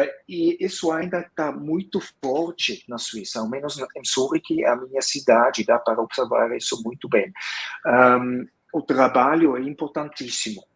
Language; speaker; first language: Portuguese; non-native, fluent; Swiss German